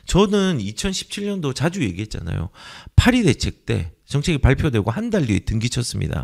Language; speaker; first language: Korean; native; Korean